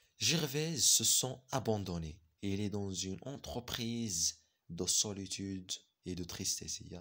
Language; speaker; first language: French; non-native, local second language; Arabic